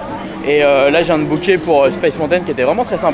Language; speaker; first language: French; native; French